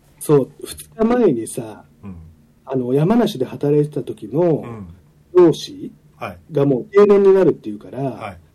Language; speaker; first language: Japanese; native; Japanese